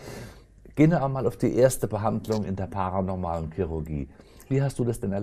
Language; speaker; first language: German; native; German